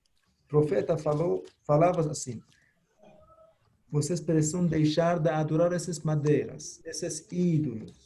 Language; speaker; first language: Portuguese; non-native, fluent; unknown